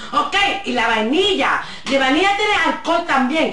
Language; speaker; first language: Spanish; early bilingual, heritage; Spanish